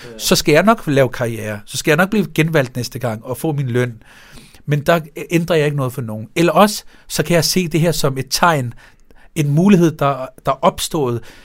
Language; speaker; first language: Danish; early bilingual, other home language; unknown